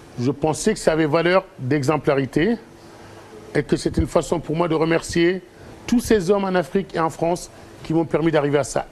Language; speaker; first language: French; early bilingual, other home language; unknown